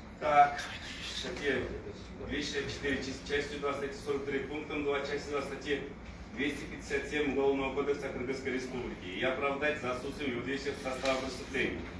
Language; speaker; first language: Russian; non-native, local second language; Kyrgyz